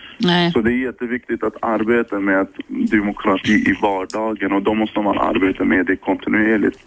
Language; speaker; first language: Swedish; early bilingual, other home language; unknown